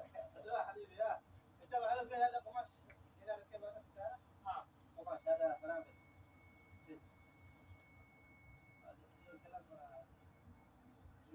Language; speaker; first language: Arabic; non-native, learner; Filipino